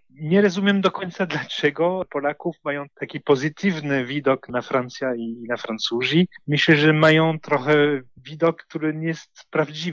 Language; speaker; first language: Polish; non-native, learner; French